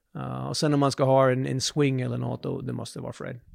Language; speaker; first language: Swedish; non-native, fluent; English